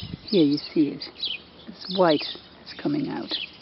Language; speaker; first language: English; non-native, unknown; Dutch